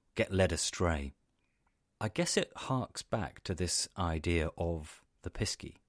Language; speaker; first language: English; native; English